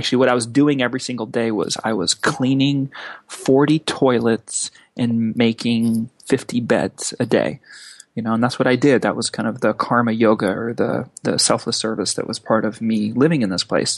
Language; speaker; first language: English; native; English